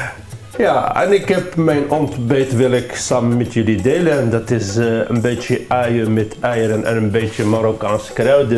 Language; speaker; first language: Dutch; non-native, learner; Arabic